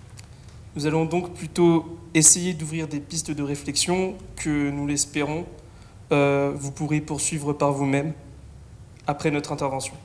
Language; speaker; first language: French; native; French